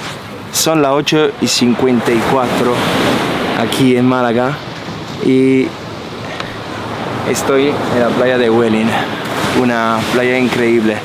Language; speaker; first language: Spanish; non-native, fluent; Italian